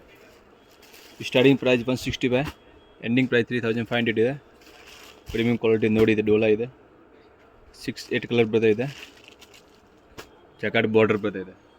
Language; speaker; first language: Kannada; non-native, local second language; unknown